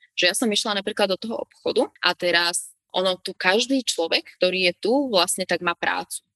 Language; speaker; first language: Slovak; native; Slovak